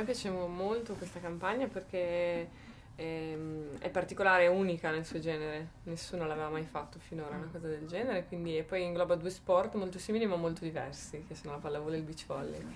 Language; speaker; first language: Italian; native; Italian